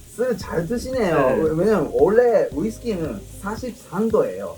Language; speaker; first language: Korean; non-native, fluent; Japanese